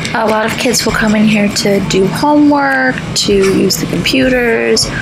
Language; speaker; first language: English; native; English